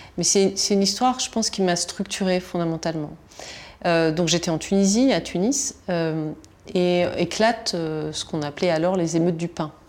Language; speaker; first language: French; native; French